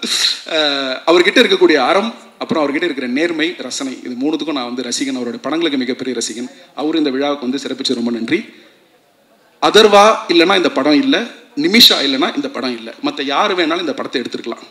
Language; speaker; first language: Tamil; native; Tamil